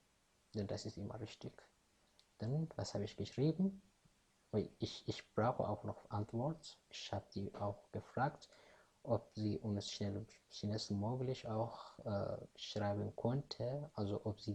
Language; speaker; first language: German; non-native, fluent; Tigrinya